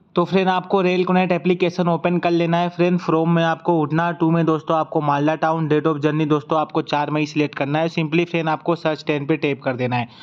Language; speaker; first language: Hindi; native; Hindi